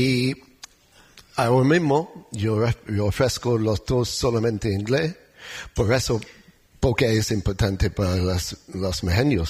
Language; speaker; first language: Spanish; non-native, learner; English